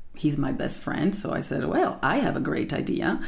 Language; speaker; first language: English; non-native, fluent; Italian